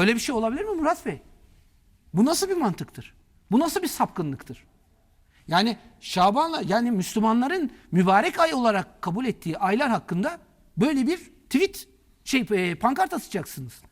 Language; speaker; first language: Turkish; native; Turkish